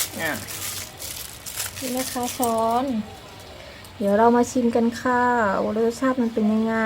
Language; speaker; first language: Thai; native; Thai